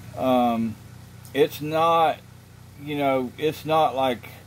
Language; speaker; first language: English; native; English